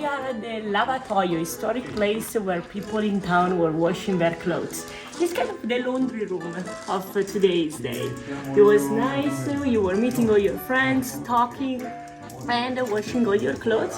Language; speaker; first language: English; non-native, fluent; Italian